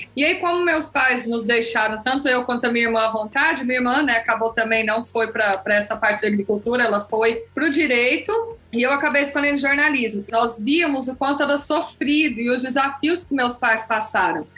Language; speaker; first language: Portuguese; native; Portuguese